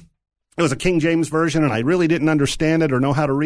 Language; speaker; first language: English; native; English